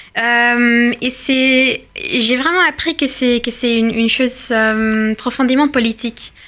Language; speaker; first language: French; non-native, fluent; Irish